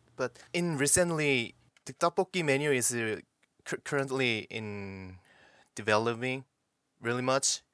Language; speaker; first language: English; non-native, learner; Korean